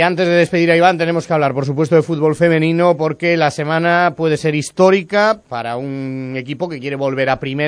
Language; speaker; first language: Spanish; native; Spanish